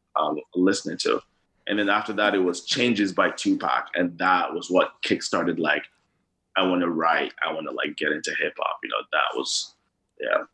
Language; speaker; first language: English; non-native, local second language; Yoruba